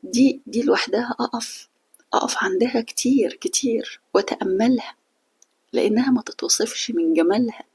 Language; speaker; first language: Arabic; native; Arabic